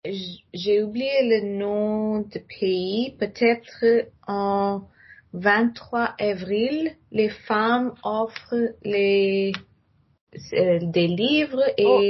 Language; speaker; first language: French; non-native, learner; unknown